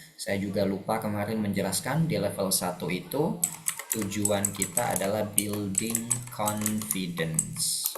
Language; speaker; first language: Indonesian; native; Indonesian